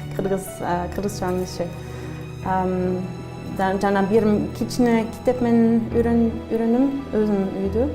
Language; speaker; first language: Kyrgyz; non-native, learner; German